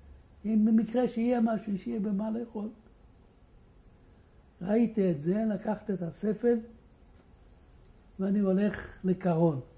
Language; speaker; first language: Hebrew; non-native, fluent; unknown